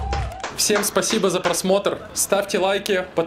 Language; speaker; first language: Russian; native; Russian